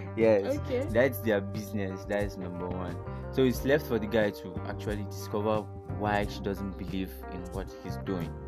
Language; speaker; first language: English; non-native, local second language; Igbo